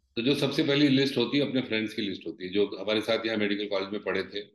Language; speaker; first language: Hindi; native; Hindi